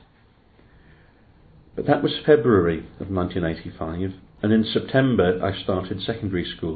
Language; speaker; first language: English; native; English